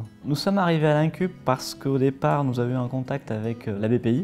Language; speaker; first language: French; native; French